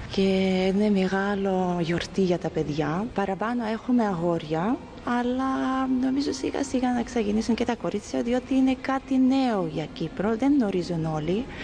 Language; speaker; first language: Greek; non-native, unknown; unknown